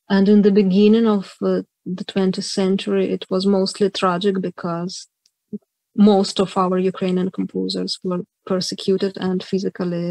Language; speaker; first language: English; non-native, fluent; Ukrainian